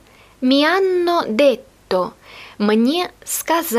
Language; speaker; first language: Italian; non-native, fluent; Russian